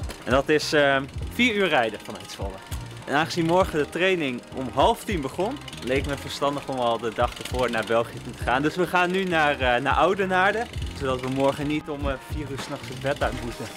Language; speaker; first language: Dutch; native; Dutch